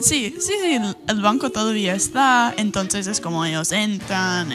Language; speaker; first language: Spanish; non-native, fluent; English